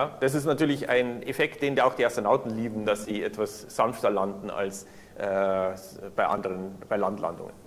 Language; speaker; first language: German; native; German